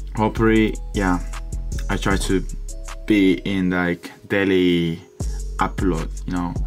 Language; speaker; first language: English; non-native, fluent; Japanese